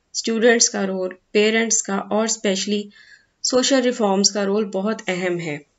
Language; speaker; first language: Urdu; native; Urdu